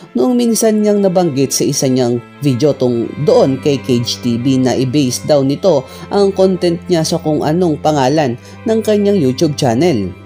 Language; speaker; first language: Filipino; native; Filipino